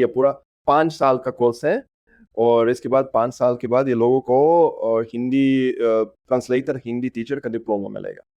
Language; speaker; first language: Hindi; non-native, fluent; Russian